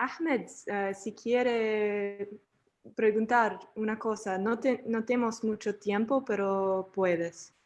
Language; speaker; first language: Spanish; non-native, learner; English